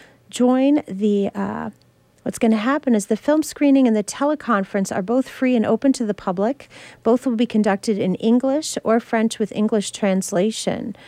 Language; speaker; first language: English; native; English